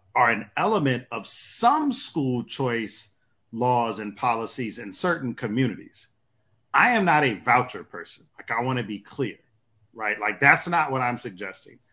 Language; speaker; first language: English; native; English